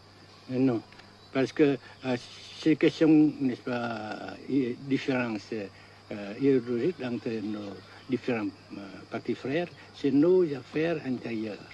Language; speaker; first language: French; non-native, fluent; Vietnamese